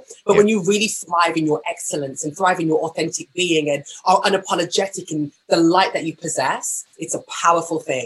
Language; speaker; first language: English; native; English